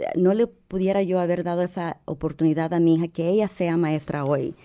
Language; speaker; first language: Spanish; early bilingual, heritage; Spanish